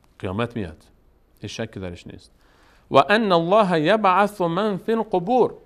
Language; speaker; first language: Persian; native; Persian